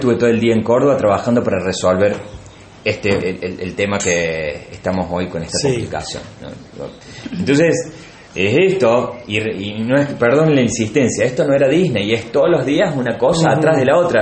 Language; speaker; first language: Spanish; native; Spanish